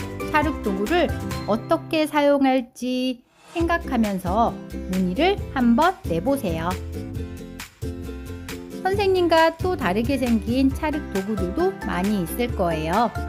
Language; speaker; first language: Korean; native; Korean